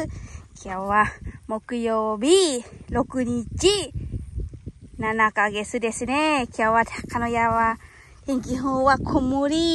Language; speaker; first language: Japanese; non-native, learner; Lao